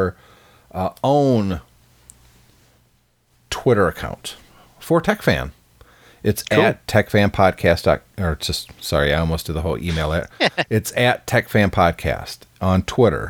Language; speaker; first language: English; native; English